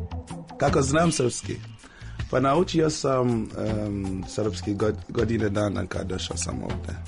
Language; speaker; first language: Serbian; non-native, learner; English